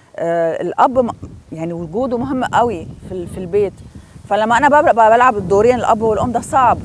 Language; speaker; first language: Arabic; native; Arabic